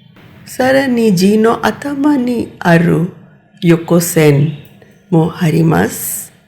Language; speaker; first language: Japanese; non-native, fluent; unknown